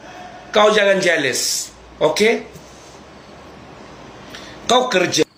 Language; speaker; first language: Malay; non-native, fluent; Bangla